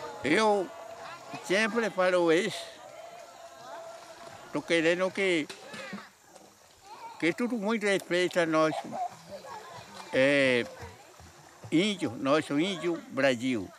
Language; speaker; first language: Portuguese; non-native, local second language; Kayapó